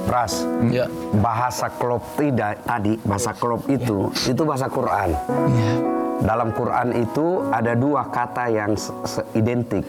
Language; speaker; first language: Indonesian; native; Indonesian